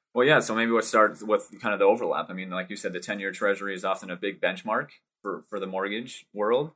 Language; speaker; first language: English; native; English